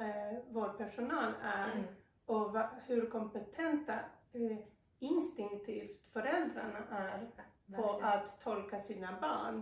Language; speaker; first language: Swedish; non-native, fluent; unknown